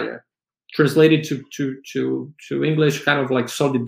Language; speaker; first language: English; non-native, fluent; Portuguese